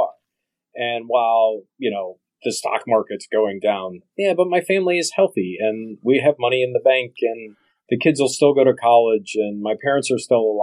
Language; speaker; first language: English; native; English